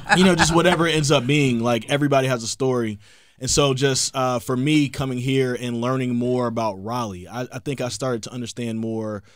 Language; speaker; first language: English; native; English